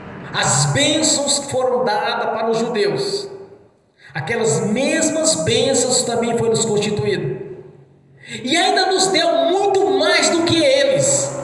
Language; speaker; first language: Portuguese; native; Portuguese